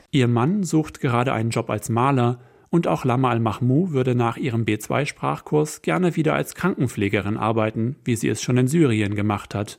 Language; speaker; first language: German; native; German